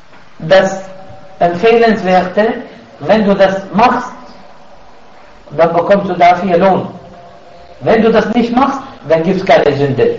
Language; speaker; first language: German; non-native, fluent; Arabic